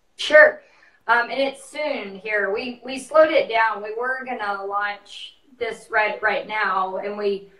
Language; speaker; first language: English; native; English